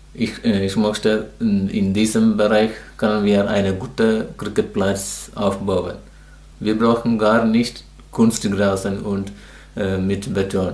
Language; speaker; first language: German; non-native, learner; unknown